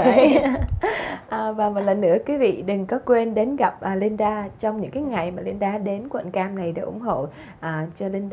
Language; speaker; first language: Vietnamese; native; Vietnamese